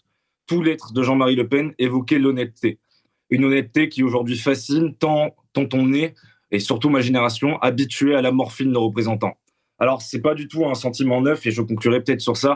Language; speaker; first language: French; native; French